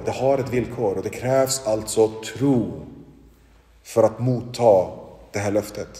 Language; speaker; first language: Swedish; non-native, local second language; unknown